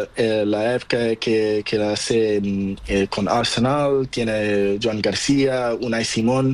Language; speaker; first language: Spanish; non-native, learner; Portuguese